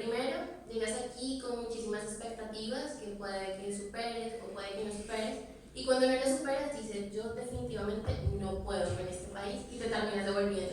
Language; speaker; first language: Spanish; native; Spanish